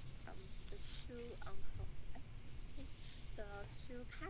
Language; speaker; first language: English; non-native, learner; Chinese